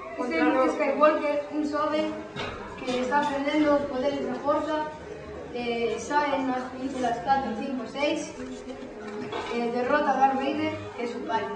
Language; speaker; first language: Galician; non-native, local second language; Spanish